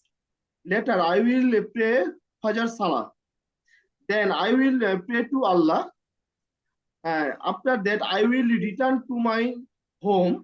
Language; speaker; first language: English; non-native, learner; Bangla